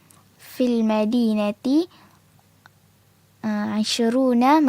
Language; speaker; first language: Arabic; non-native, learner; Malay